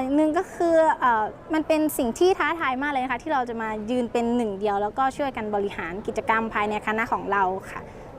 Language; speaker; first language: Thai; native; Thai